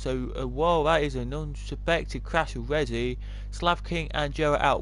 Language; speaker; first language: English; native; English